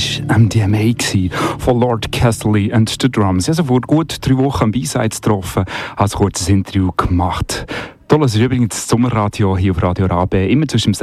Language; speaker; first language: German; native; German